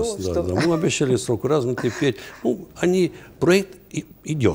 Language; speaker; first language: Russian; non-native, fluent; Romanian